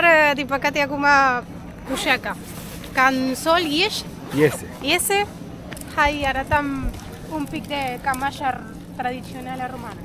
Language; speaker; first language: Romanian; non-native, learner; Spanish